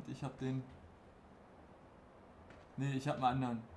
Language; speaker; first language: German; native; German